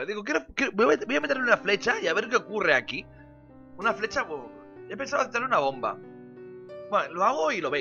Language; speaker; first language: Spanish; native; Spanish